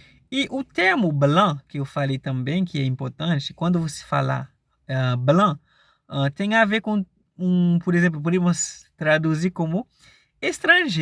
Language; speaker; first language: Portuguese; non-native, fluent; Haitian Creole